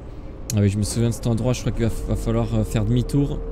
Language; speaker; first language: French; native; French